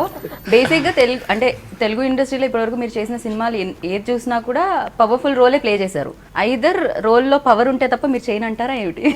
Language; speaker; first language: Telugu; native; Telugu